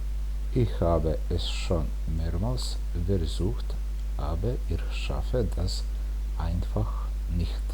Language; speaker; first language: German; non-native, fluent; Bosnian